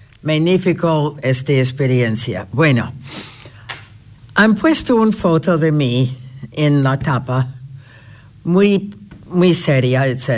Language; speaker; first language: Spanish; non-native, fluent; English